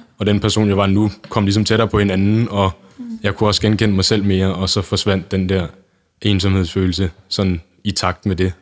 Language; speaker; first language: Danish; native; Danish